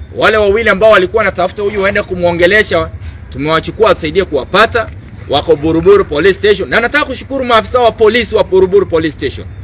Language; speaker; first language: Swahili; native; Swahili